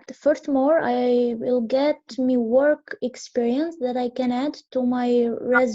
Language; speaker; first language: English; non-native, learner; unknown